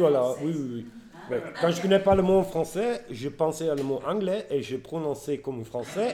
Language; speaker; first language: French; non-native, learner; Dutch